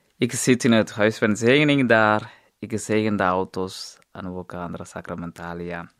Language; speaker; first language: Dutch; non-native, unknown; Tamil